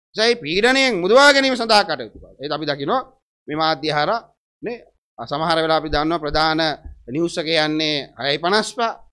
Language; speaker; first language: Sinhala; native; Sinhala